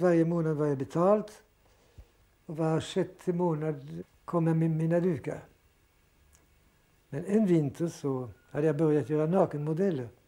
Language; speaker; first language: Swedish; early bilingual, heritage; Swedish